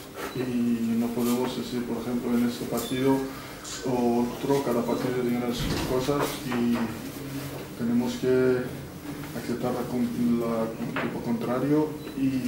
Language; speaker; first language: Spanish; non-native, fluent; Persian